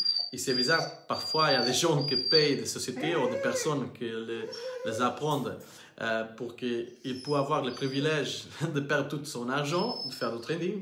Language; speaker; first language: French; non-native, learner; Portuguese